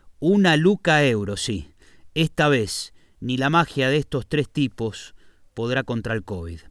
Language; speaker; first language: Spanish; native; Spanish